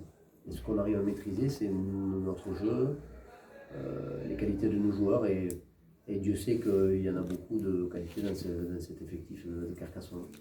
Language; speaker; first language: French; native; French